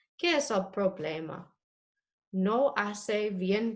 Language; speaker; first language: Spanish; non-native, fluent; English